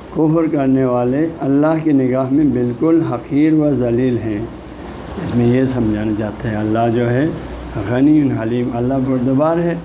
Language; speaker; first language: Urdu; non-native, local second language; Balti